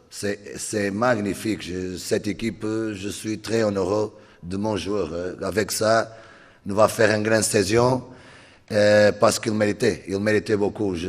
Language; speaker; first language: French; non-native, learner; Portuguese